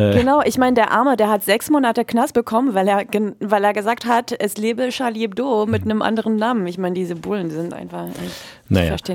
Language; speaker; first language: German; native; German